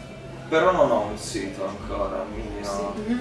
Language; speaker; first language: Italian; native; Italian